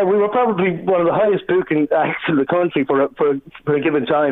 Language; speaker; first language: English; native; English